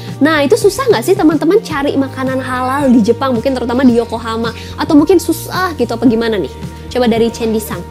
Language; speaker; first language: Indonesian; native; Indonesian